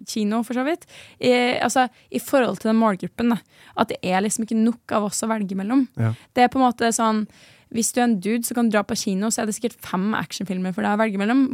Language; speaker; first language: Norwegian; native; Norwegian